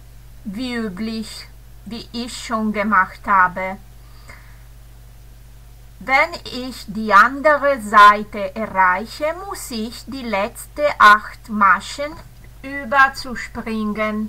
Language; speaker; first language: German; non-native, fluent; Italian